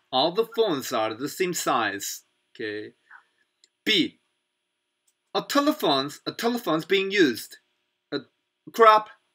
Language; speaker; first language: English; non-native, fluent; Korean